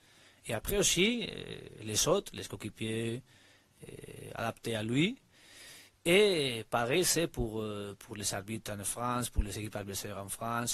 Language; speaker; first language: French; non-native, learner; Spanish